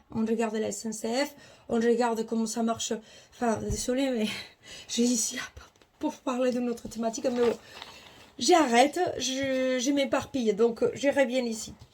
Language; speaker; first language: French; non-native, fluent; Spanish